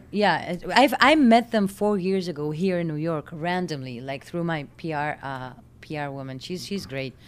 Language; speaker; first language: English; non-native, fluent; Hebrew